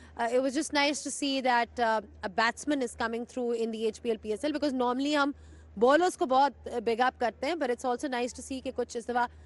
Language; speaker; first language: Urdu; native; Urdu